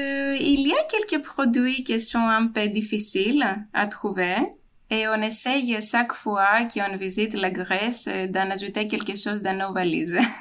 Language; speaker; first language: French; non-native, fluent; Greek